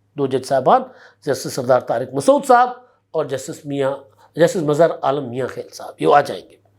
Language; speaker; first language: Urdu; non-native, local second language; Sindhi